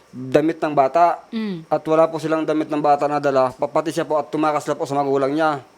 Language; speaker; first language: Filipino; native; Filipino